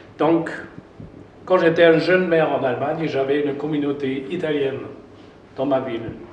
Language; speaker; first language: French; non-native, fluent; German